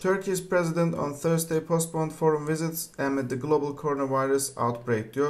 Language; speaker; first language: English; non-native, fluent; Turkish